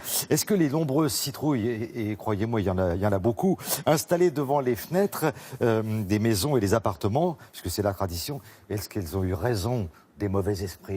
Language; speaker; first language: French; native; French